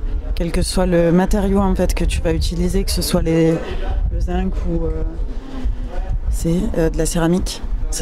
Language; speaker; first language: French; native; French